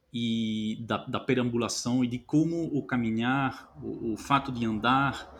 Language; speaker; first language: Portuguese; non-native, fluent; French